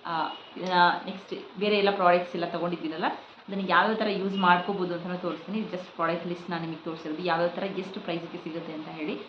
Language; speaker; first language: Kannada; native; Kannada